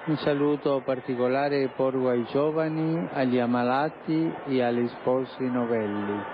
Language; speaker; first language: Italian; non-native, fluent; Spanish